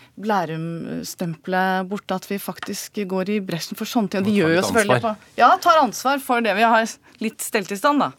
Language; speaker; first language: Norwegian; native; Norwegian